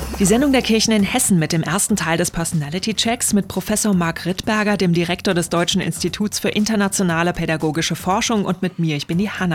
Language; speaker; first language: German; native; German